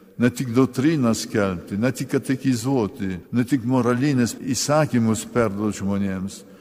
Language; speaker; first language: Lithuanian; early bilingual, heritage; Lithuanian